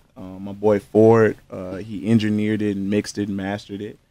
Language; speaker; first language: English; native; English